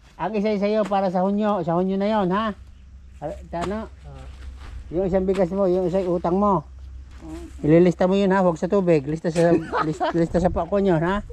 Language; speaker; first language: Filipino; native; Filipino